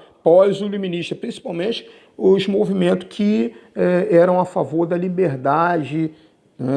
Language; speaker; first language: Portuguese; native; Portuguese